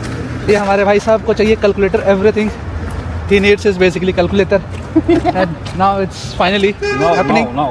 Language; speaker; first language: Hindi; native; Hindi